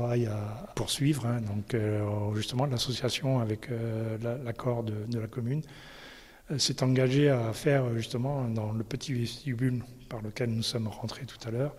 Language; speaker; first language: French; native; French